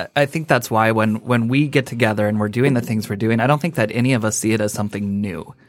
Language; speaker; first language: English; native; English